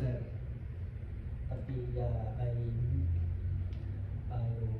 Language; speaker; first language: English; non-native, learner; Indonesian